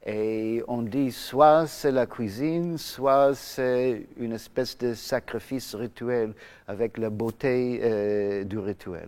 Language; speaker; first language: French; non-native, fluent; English